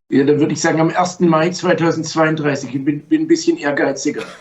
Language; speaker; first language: German; native; German